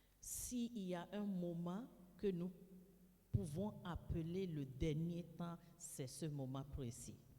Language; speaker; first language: French; non-native, fluent; Yoruba